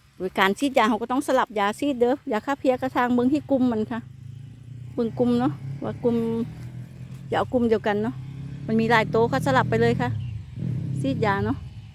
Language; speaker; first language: Thai; native; Thai